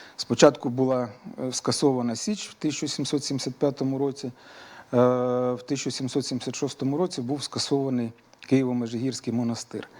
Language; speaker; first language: Ukrainian; native; Ukrainian